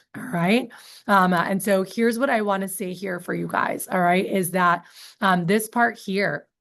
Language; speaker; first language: English; native; English